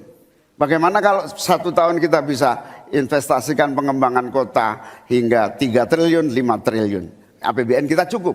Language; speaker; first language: Indonesian; native; Indonesian